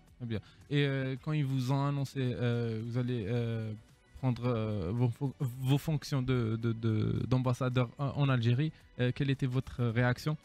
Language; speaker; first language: French; non-native, local second language; Arabic